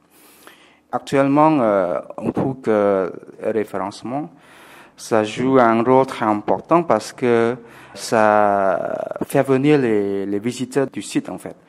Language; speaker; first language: French; non-native, fluent; Khmer